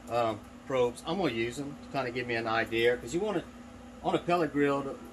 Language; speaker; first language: English; native; English